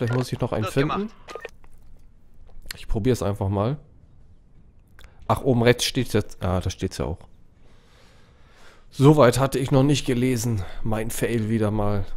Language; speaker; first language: German; native; German